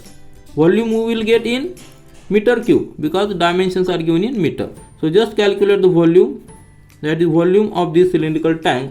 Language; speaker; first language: English; non-native, local second language; Marathi